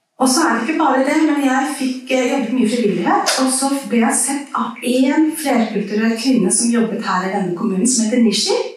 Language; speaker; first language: Norwegian; early bilingual, other home language; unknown